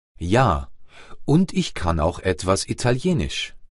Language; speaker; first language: German; native; German